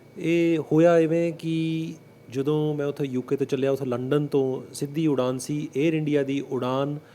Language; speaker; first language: Punjabi; early bilingual, heritage; Punjabi